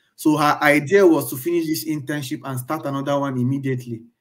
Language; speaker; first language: English; non-native, local second language; Igbo